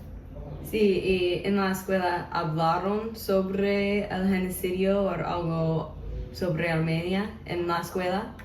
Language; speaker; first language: Spanish; non-native, learner; English